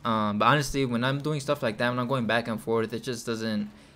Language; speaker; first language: English; early bilingual, other home language; Spanish